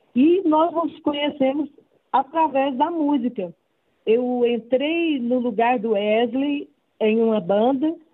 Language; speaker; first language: Portuguese; native; Portuguese